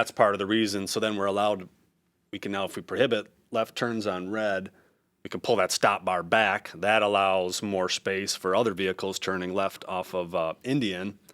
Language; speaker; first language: English; native; English